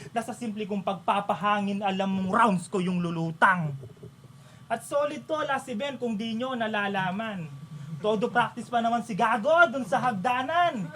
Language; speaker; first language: Filipino; non-native, local second language; Pampanga